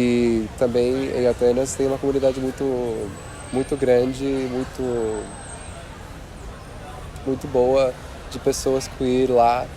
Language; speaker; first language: Portuguese; non-native, fluent; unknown